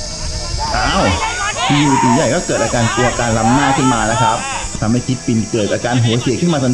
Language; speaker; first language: Thai; native; Thai